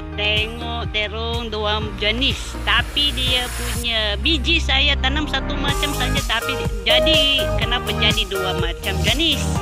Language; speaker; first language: Malay; non-native, fluent; Filipino